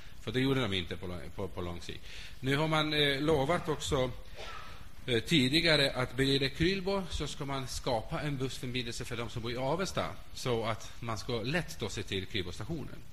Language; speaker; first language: Swedish; non-native, fluent; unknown